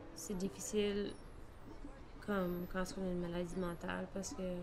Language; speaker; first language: French; early bilingual, heritage; French